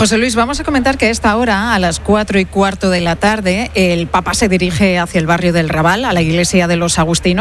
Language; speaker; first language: Spanish; native; Spanish